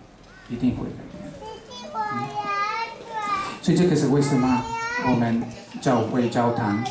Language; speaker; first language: Chinese; non-native, fluent; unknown